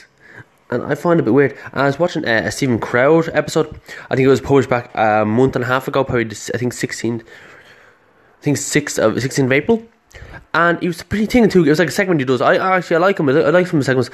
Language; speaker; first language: English; native; English